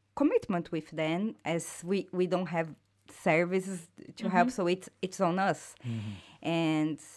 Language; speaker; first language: English; non-native, fluent; Portuguese